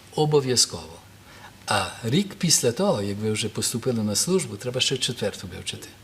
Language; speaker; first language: Ukrainian; early bilingual, heritage; Ukrainian